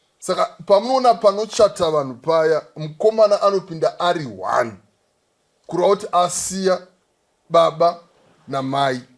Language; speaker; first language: Shona; native; Shona